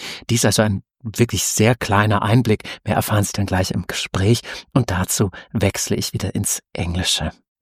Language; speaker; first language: German; native; German